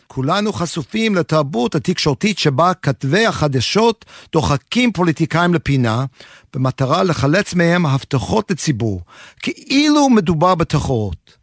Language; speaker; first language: Hebrew; non-native, fluent; English